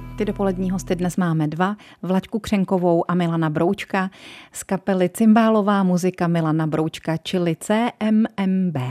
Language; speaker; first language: Czech; native; Czech